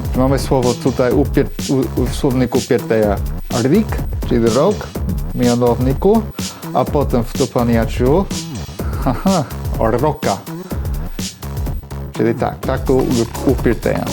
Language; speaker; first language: Polish; non-native, fluent; English